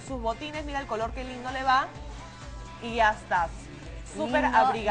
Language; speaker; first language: Spanish; native; Spanish